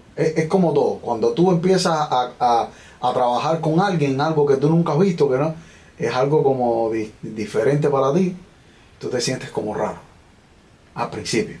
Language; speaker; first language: Spanish; native; Spanish